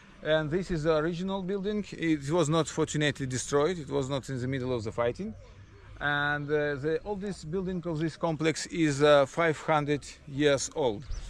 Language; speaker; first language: English; non-native, fluent; Russian